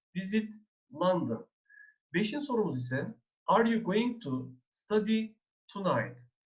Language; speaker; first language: English; non-native, fluent; Turkish